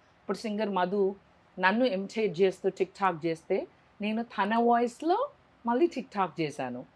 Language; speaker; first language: Telugu; native; Telugu